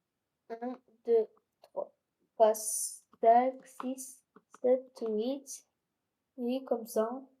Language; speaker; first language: French; non-native, local second language; Arabic